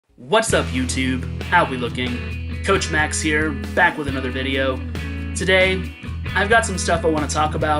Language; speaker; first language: English; native; English